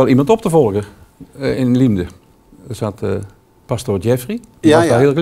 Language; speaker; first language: Dutch; native; Dutch